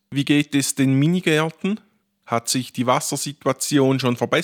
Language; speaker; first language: German; native; German